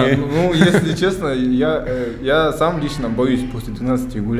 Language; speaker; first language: Russian; native; Russian